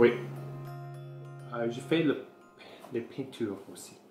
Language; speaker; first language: French; non-native, local second language; English